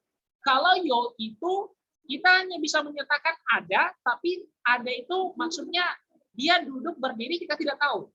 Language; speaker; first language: Indonesian; native; Indonesian